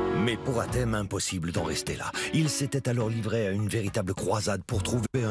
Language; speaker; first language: French; native; French